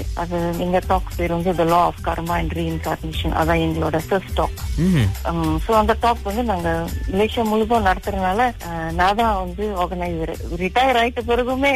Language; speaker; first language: Tamil; early bilingual, heritage; Tamil